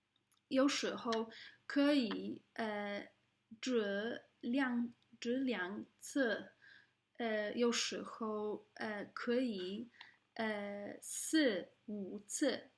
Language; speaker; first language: Chinese; non-native, learner; English